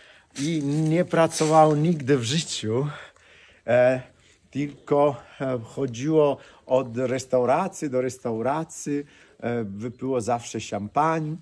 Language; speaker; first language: Polish; non-native, fluent; Italian